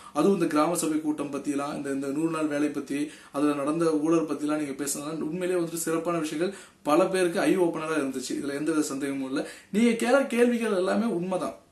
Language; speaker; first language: Tamil; non-native, local second language; Telugu